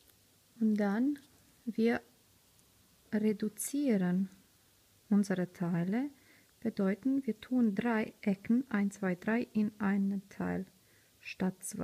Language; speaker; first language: German; non-native, fluent; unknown